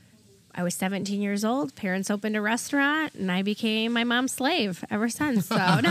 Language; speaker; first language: English; early bilingual, other home language; German